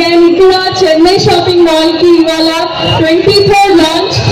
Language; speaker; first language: Telugu; non-native, learner; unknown